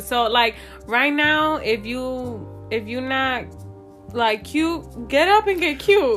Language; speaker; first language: English; early bilingual, other home language; Spanish